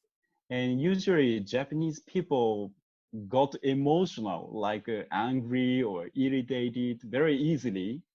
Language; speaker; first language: English; non-native, learner; Japanese